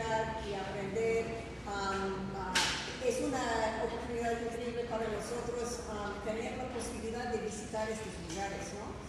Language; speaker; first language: Spanish; non-native, fluent; English